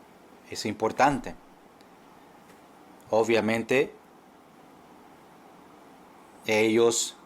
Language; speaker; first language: Spanish; non-native, fluent; English